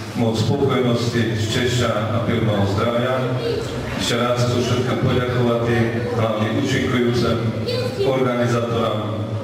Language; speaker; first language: Slovak; non-native, local second language; Rusyn